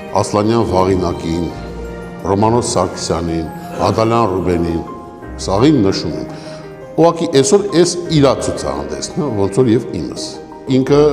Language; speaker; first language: Armenian; native; Armenian